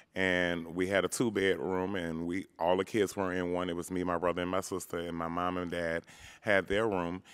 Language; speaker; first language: English; native; English